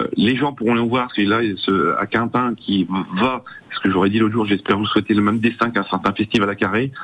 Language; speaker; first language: French; native; French